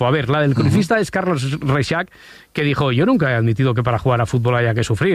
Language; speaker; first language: Spanish; native; Spanish